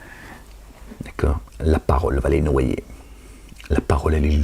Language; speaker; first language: French; native; French